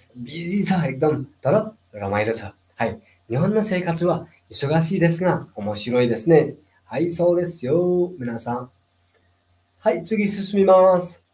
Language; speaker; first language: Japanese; non-native, fluent; Nepali